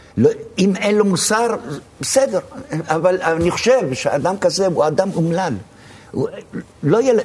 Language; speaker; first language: Hebrew; early bilingual, other home language; Arabic